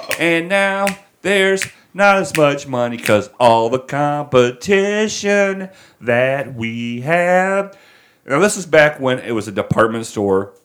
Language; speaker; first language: English; native; English